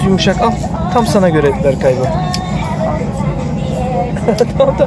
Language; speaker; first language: Turkish; native; Turkish